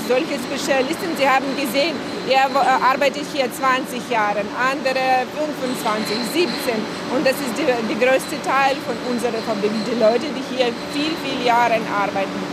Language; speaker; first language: German; non-native, fluent; Ukrainian